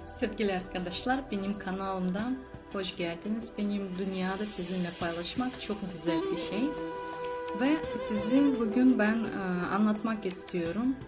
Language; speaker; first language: Turkish; non-native, learner; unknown